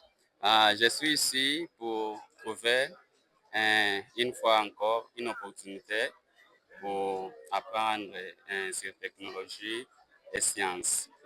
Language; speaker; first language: French; non-native, learner; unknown